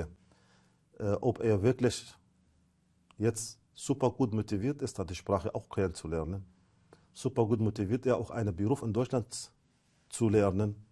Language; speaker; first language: German; non-native, fluent; Arabic